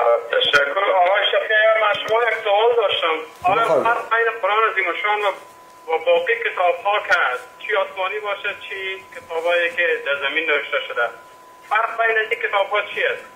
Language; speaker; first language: Persian; native; Persian